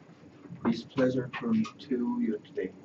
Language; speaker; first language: English; non-native, learner; Korean